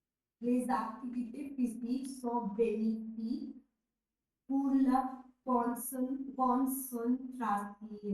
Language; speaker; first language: French; non-native, learner; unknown